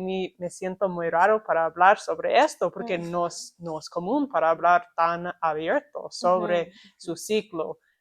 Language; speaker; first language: Spanish; non-native, learner; English